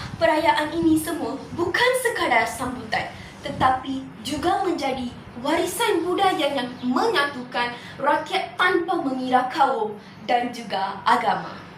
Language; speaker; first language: Malay; non-native, local second language; Tamil